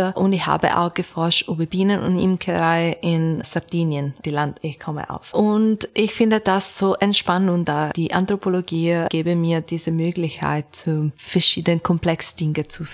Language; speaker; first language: German; non-native, learner; Italian